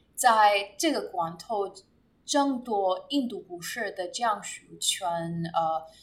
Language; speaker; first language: Chinese; non-native, fluent; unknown